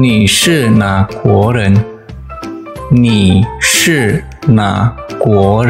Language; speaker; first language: Chinese; non-native, fluent; Indonesian